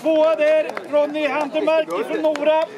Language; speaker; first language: Swedish; native; Swedish